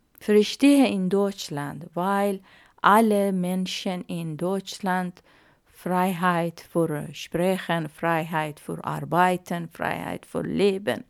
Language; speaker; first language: German; non-native, learner; Arabic